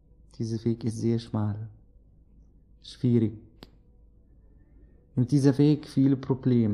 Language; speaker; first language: German; non-native, learner; Arabic